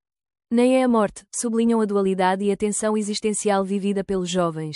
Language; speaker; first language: Portuguese; native; Portuguese